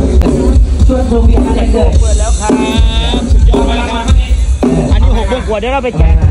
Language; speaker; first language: Thai; native; Thai